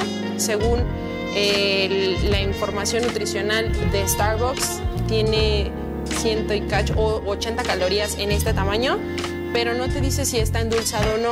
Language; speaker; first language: Spanish; native; Spanish